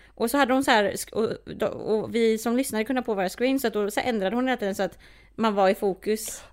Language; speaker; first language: Swedish; native; Swedish